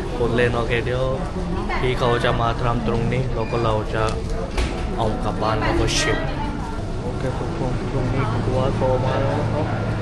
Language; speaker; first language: Thai; non-native, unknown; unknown